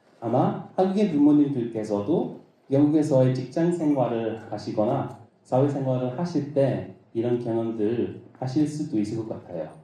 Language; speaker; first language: Korean; non-native, fluent; English